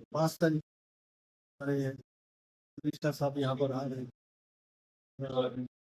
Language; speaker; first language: Hindi; non-native, local second language; Bangla